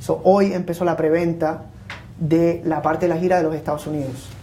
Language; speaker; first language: Spanish; native; Spanish